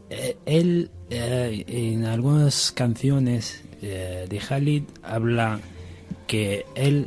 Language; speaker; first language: Spanish; non-native, learner; Arabic